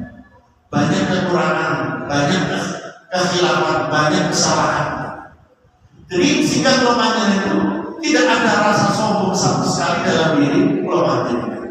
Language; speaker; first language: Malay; non-native, local second language; Javanese